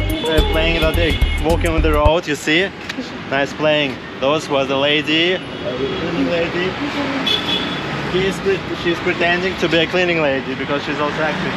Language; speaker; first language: English; non-native, fluent; Russian